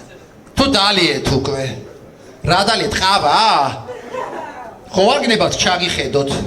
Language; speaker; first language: Georgian; native; Georgian